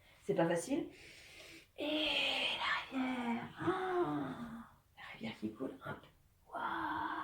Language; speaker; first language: French; native; French